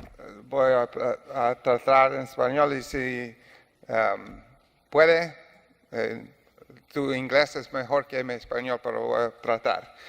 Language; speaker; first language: Spanish; non-native, learner; English